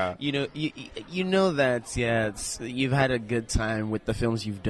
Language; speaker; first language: English; non-native, local second language; Igbo